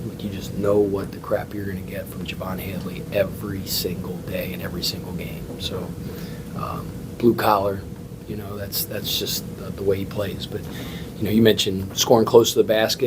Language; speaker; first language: English; native; English